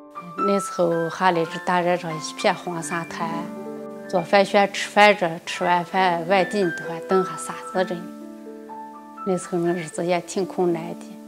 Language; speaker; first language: Chinese; native; Chinese